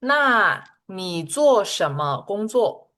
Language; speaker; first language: Chinese; non-native, fluent; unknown